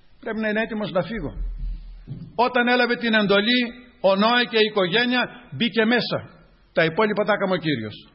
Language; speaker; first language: Greek; native; Greek